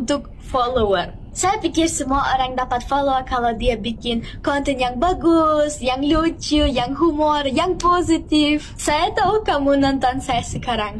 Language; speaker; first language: Indonesian; non-native, fluent; German